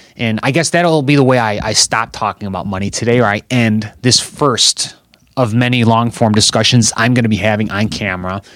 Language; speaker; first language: English; native; English